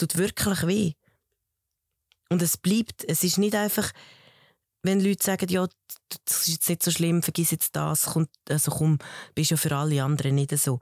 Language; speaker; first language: German; early bilingual, other home language; Spanish